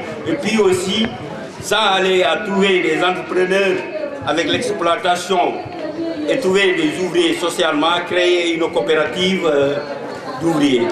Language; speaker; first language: French; non-native, local second language; Wolof